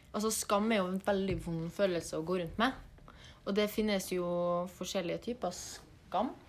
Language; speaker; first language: Norwegian; native; Norwegian